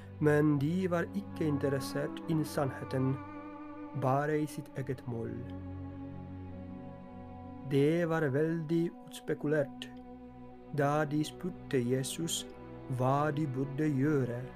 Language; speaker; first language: Norwegian; non-native, fluent; Polish